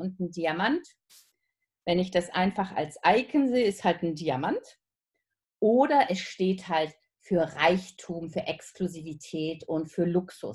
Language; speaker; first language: German; native; German